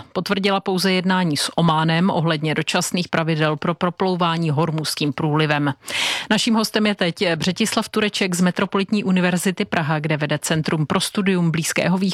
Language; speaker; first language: Czech; native; Czech